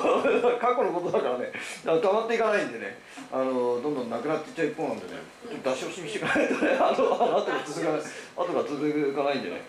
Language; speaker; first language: Japanese; native; Japanese